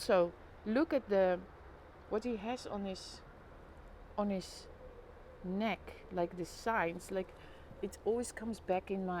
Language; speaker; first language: English; non-native, fluent; Dutch